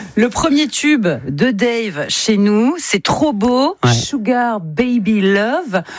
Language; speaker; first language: French; native; French